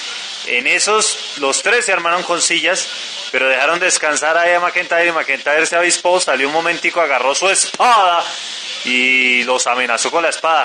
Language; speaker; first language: Spanish; native; Spanish